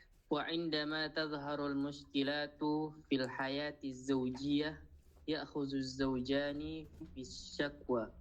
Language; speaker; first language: Arabic; non-native, learner; Indonesian